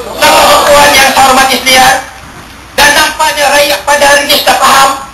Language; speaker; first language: Malay; non-native, local second language; Chinese